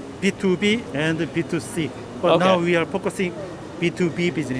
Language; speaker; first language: English; non-native, learner; Korean